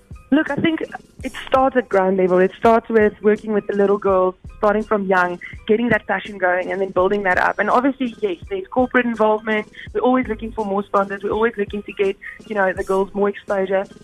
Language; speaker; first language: English; non-native, local second language; Afrikaans